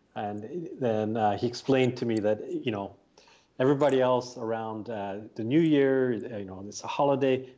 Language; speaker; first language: English; early bilingual, other home language; Japanese